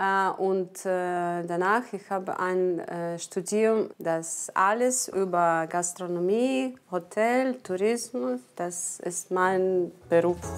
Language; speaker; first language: German; non-native, learner; Ukrainian